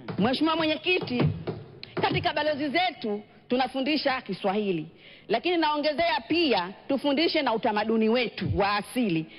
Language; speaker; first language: Swahili; native; Swahili